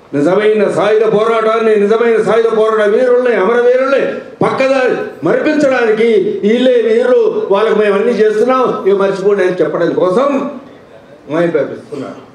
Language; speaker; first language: Telugu; native; Telugu